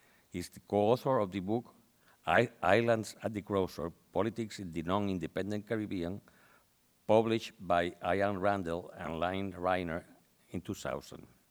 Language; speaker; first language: English; non-native, local second language; Spanish